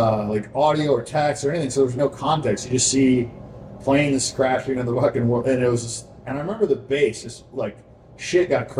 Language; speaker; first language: English; native; English